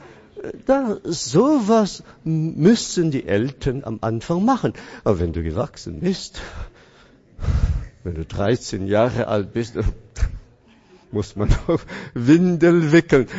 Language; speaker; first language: German; non-native, fluent; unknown